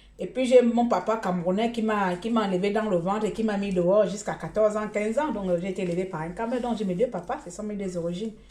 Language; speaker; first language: French; native; French